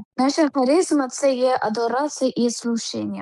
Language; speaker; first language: Ukrainian; non-native, learner; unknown